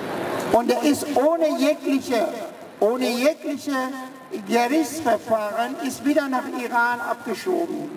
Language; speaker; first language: German; early bilingual, other home language; Persian